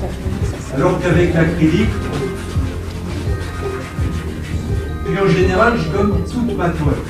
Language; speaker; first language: French; native; French